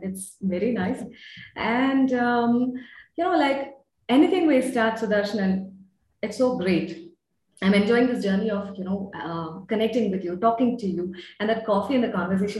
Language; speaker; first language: English; non-native, local second language; Tamil